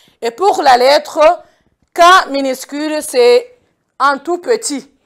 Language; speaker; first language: French; non-native, local second language; Kinyarwanda